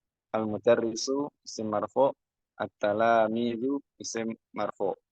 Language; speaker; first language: Arabic; non-native, learner; Indonesian